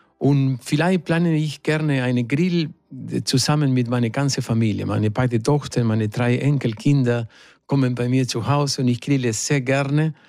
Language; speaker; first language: German; non-native, fluent; Spanish